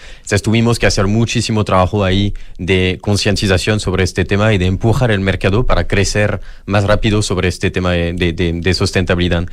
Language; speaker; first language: Spanish; non-native, fluent; French